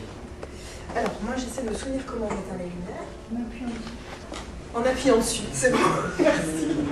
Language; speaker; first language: French; native; French